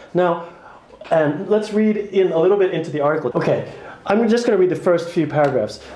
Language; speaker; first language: English; native; English